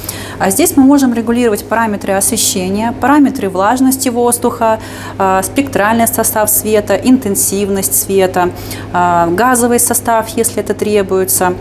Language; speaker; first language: Russian; native; Russian